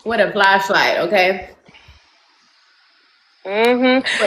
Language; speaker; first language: English; native; English